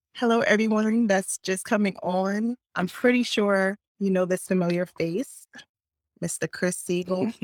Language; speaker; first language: English; native; English